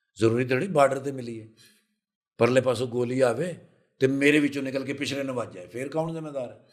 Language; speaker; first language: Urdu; non-native, local second language; Punjabi